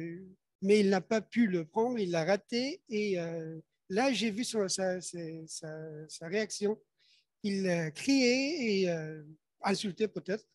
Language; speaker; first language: French; non-native, fluent; Persian